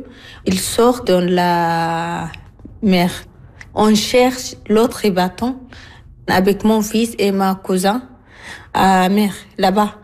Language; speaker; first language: French; non-native, learner; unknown